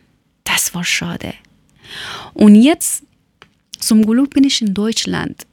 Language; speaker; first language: German; non-native, learner; Persian